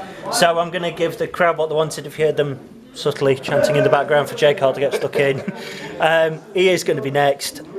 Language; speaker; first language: English; native; English